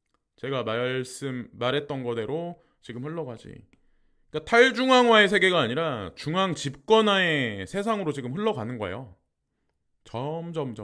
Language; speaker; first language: Korean; native; Korean